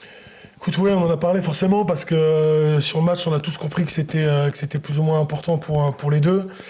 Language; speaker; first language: French; native; French